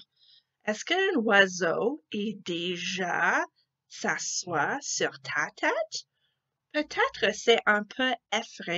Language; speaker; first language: French; non-native, fluent; English